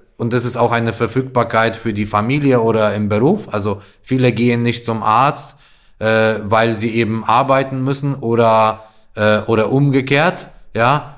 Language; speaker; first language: German; non-native, fluent; Polish